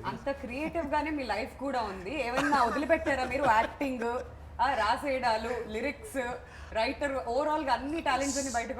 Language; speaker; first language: Telugu; native; Telugu